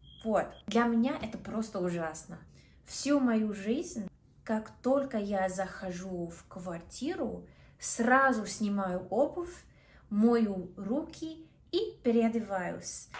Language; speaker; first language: Russian; non-native, fluent; English